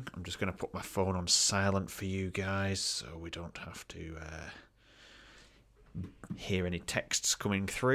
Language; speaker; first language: English; native; English